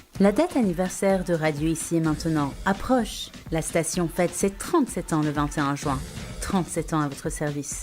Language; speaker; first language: French; native; French